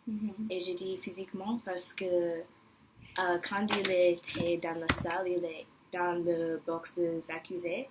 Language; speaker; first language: French; non-native, learner; English